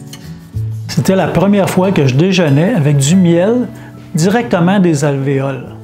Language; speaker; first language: French; native; French